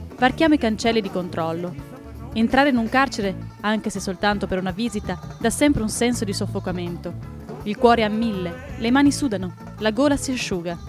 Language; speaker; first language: Italian; native; Italian